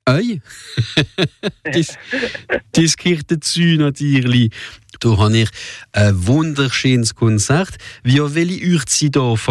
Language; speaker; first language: German; non-native, local second language; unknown